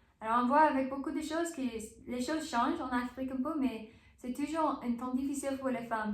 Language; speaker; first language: French; non-native, learner; English